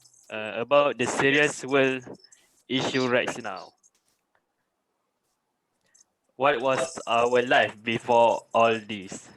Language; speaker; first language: English; non-native, local second language; Malay